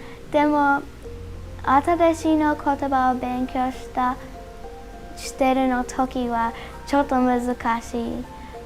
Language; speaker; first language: Japanese; non-native, learner; English